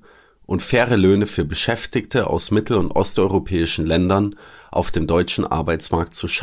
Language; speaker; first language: German; native; German